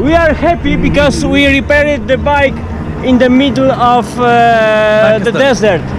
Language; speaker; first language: English; non-native, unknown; Polish